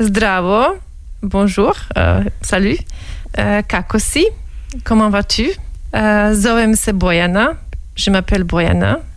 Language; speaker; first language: French; non-native, fluent; Serbian